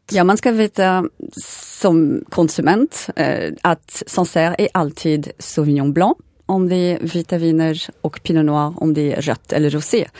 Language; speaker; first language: Swedish; non-native, fluent; French